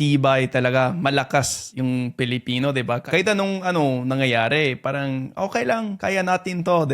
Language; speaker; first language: Filipino; non-native, fluent; English